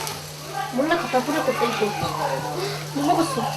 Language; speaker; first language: Korean; non-native, local second language; Lao